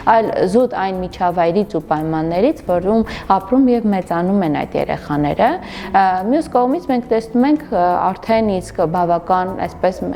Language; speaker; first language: Armenian; non-native, local second language; Kurdish